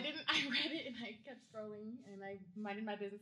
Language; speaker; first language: English; native; English